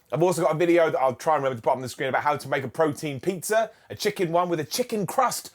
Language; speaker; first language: English; native; English